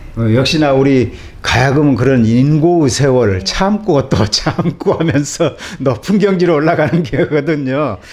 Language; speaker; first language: Korean; native; Korean